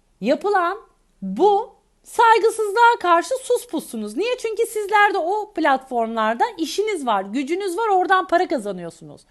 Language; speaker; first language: Turkish; native; Turkish